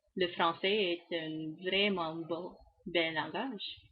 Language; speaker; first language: French; non-native, learner; English